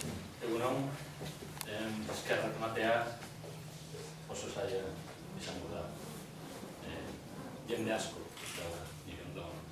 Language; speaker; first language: Basque; non-native, fluent; Galician